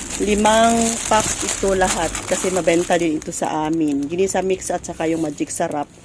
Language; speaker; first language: Filipino; non-native, local second language; Cebuano